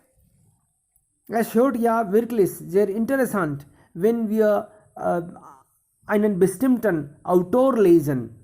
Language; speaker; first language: German; non-native, fluent; Hindi